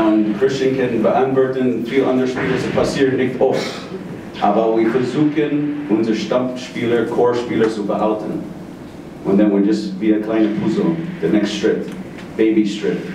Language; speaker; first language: German; non-native, fluent; English